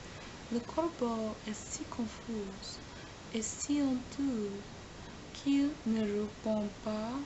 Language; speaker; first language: French; non-native, learner; English